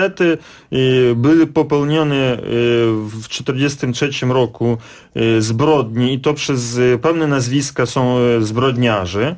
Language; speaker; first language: Polish; non-native, fluent; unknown